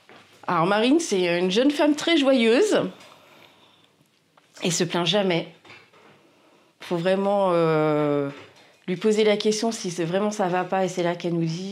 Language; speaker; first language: French; native; French